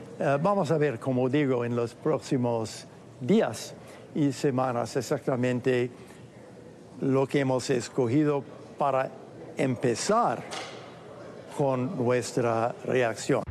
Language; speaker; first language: Spanish; non-native, fluent; English